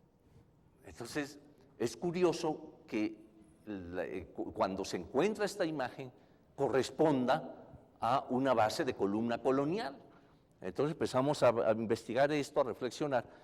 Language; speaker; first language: Spanish; native; Spanish